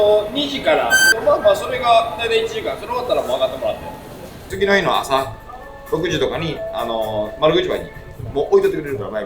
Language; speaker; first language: Japanese; native; Japanese